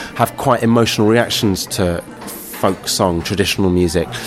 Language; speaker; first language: English; native; English